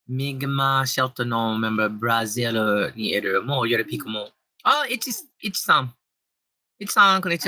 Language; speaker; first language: Japanese; non-native, learner; English